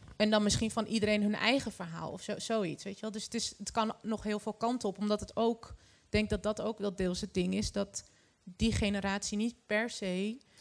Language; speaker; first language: Dutch; early bilingual, other home language; Arabic